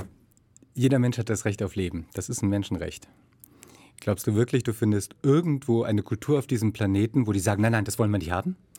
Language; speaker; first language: German; native; German